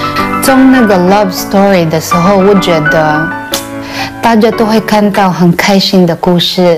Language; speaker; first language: Chinese; non-native, fluent; Cebuano